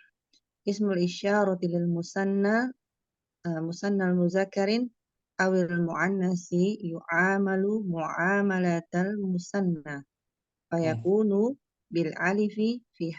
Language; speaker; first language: Arabic; non-native, learner; Indonesian